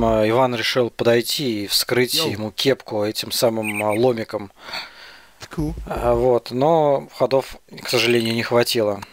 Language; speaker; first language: Russian; native; Russian